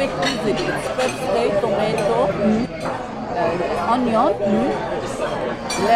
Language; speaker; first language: English; non-native, learner; Arabic